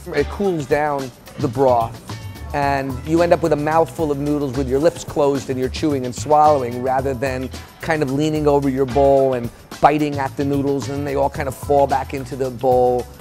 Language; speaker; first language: English; native; English